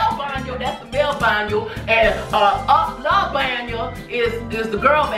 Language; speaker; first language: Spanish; non-native, learner; English